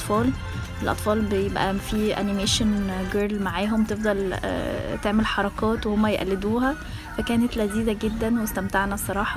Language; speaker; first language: Arabic; native; Arabic